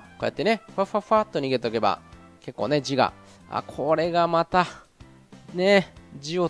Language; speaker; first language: Japanese; native; Japanese